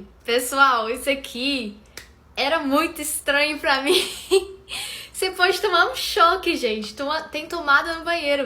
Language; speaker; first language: Portuguese; non-native, fluent; English